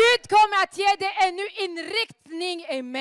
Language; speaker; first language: Swedish; non-native, fluent; Rundi